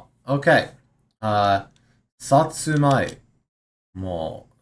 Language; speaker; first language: Japanese; non-native, learner; English